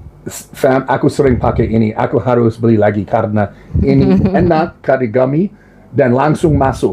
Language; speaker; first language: Indonesian; non-native, learner; English